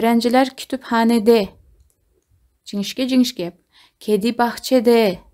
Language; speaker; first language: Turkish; non-native, fluent; Kazakh